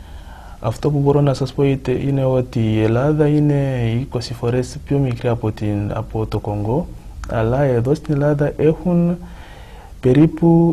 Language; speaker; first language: Greek; non-native, fluent; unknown